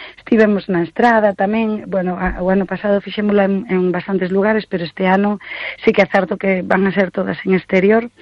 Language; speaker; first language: Galician; native; Galician